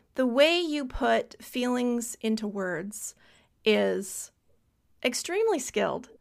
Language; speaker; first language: English; native; English